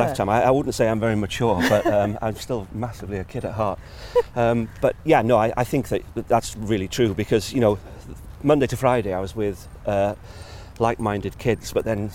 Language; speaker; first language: English; native; English